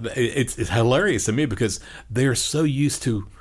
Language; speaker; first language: English; native; English